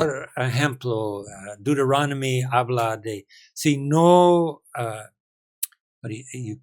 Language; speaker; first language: Spanish; non-native, learner; English